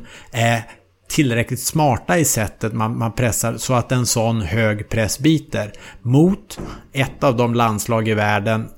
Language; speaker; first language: Swedish; native; Swedish